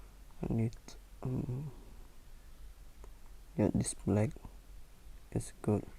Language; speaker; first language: English; non-native, learner; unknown